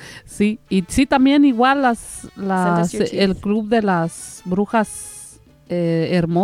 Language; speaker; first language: Spanish; native; Spanish